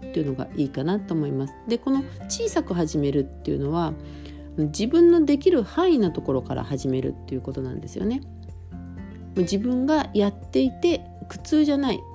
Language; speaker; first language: Japanese; native; Japanese